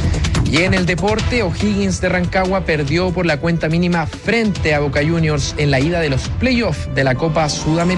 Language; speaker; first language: Spanish; native; Spanish